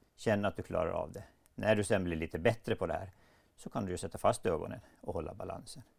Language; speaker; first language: Swedish; native; Swedish